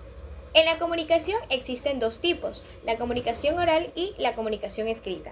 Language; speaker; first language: Spanish; native; Spanish